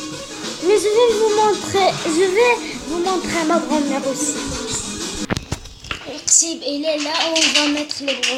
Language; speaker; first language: French; non-native, learner; Arabic